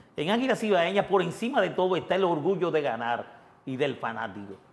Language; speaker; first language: Spanish; native; Spanish